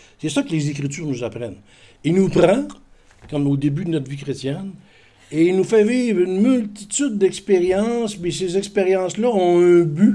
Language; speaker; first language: French; native; French